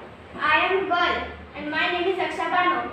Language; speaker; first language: English; non-native, learner; Hindi